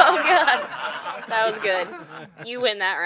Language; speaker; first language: English; native; English